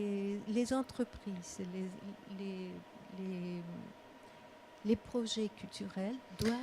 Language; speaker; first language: French; non-native, fluent; Spanish